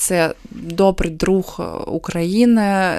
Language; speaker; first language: Ukrainian; non-native, local second language; Russian